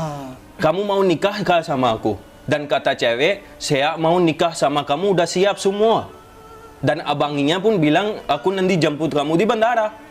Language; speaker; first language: Indonesian; non-native, fluent; Hindi